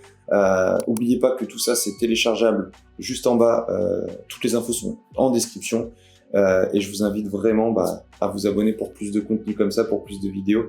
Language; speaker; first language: French; native; French